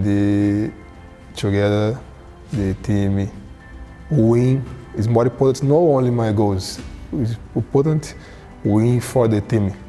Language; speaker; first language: English; non-native, learner; Portuguese